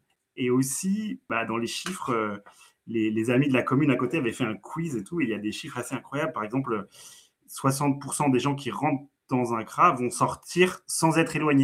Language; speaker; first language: French; native; French